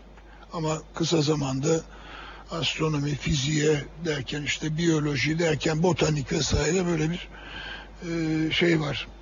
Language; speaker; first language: Turkish; native; Turkish